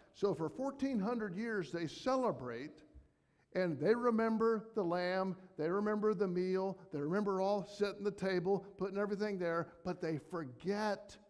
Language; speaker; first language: English; native; English